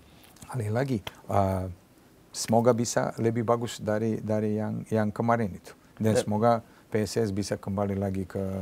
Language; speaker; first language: Indonesian; non-native, fluent; Serbian